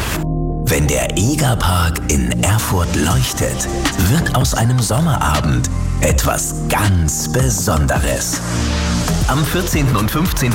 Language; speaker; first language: German; native; German